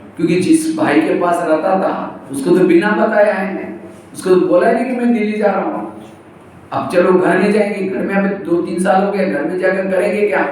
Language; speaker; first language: Hindi; non-native, local second language; Marathi